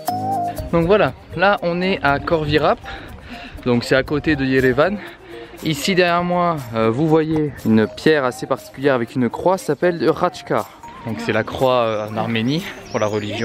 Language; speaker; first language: French; native; French